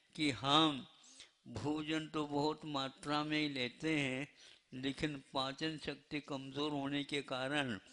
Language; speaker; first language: Hindi; non-native, local second language; Kannada